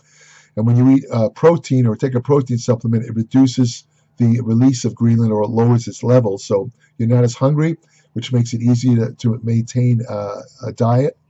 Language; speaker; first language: English; native; English